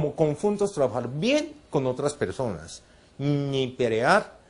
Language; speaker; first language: Spanish; non-native, fluent; Japanese